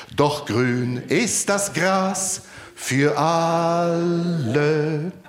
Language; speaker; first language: German; non-native, fluent; Norwegian